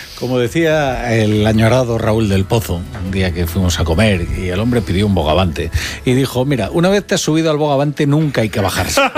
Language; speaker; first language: Spanish; native; Spanish